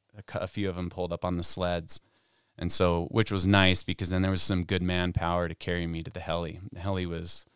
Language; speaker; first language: English; native; English